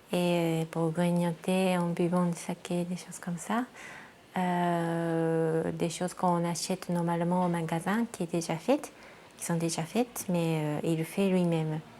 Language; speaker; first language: French; non-native, fluent; Japanese